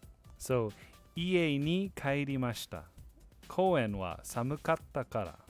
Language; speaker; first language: Japanese; non-native, fluent; English